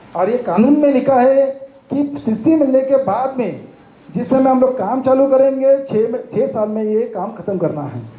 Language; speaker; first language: Hindi; non-native, local second language; Marathi